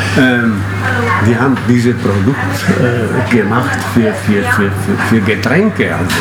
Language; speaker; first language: German; non-native, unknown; Italian